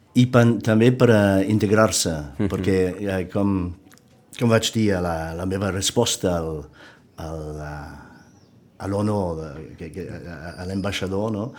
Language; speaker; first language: Catalan; non-native, fluent; English